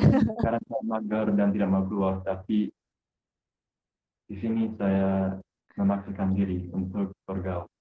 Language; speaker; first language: Indonesian; non-native, fluent; English